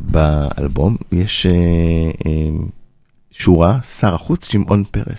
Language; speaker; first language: Hebrew; native; Hebrew